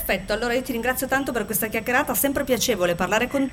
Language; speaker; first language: Italian; native; Italian